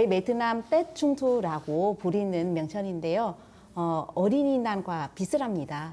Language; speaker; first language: Korean; non-native, fluent; Vietnamese